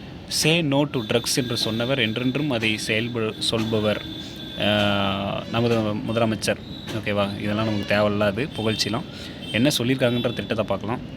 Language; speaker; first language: Tamil; native; Tamil